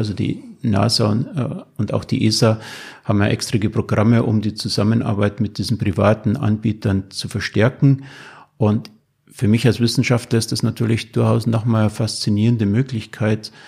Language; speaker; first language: German; native; German